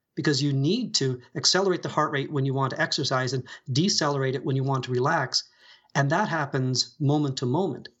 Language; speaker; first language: English; native; English